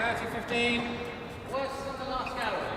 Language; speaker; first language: English; native; English